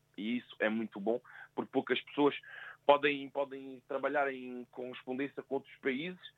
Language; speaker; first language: Portuguese; early bilingual, heritage; Portuguese